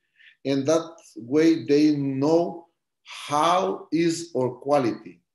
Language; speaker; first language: English; non-native, learner; Spanish